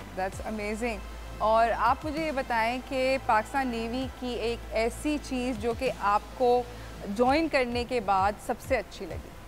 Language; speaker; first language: Urdu; native; Urdu